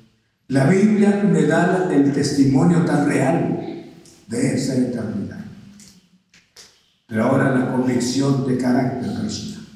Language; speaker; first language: Spanish; native; Spanish